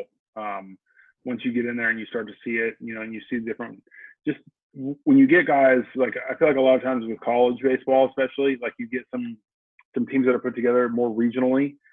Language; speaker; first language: English; native; English